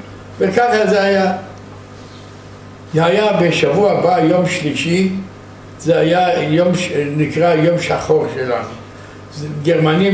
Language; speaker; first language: Hebrew; non-native, fluent; Yiddish